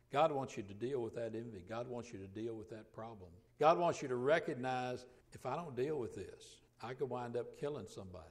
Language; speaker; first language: English; native; English